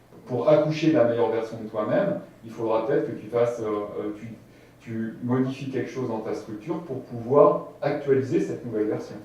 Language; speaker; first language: French; native; French